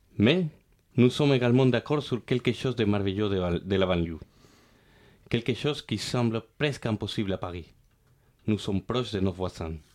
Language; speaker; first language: French; non-native, fluent; Spanish